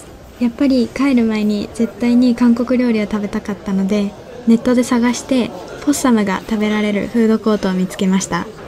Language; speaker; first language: Japanese; native; Japanese